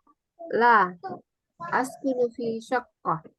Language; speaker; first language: Arabic; non-native, learner; Indonesian